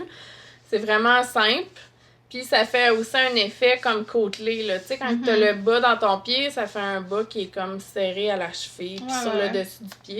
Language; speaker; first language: French; native; French